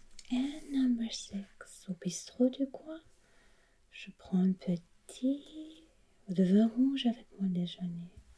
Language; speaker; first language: French; non-native, fluent; German